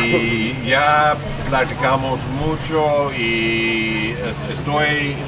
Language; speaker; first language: Spanish; non-native, learner; English